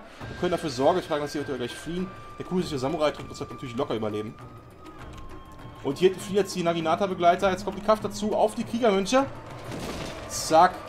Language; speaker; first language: German; native; German